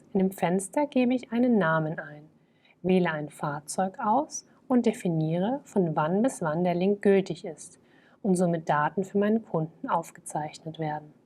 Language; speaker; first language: German; native; German